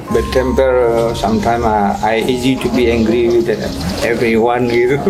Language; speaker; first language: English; non-native, learner; Indonesian